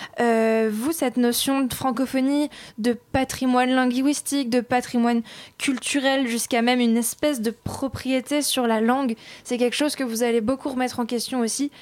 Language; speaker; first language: French; native; French